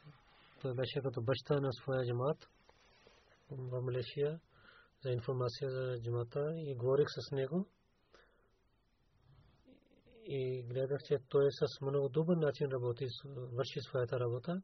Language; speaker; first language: Bulgarian; non-native, learner; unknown